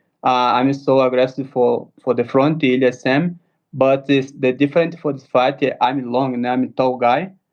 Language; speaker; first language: English; non-native, learner; Portuguese